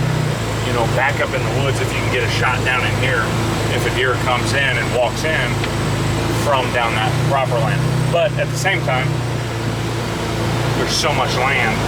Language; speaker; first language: English; native; English